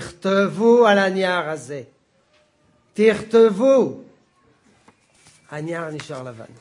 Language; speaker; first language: Hebrew; non-native, fluent; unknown